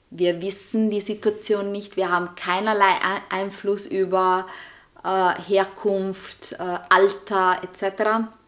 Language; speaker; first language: German; non-native, fluent; Italian